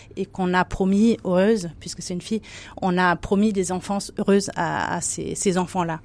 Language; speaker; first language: French; non-native, fluent; German